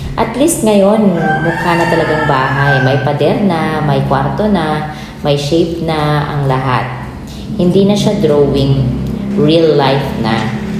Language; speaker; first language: Filipino; native; Filipino